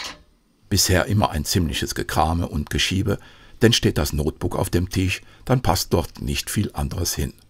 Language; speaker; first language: German; native; German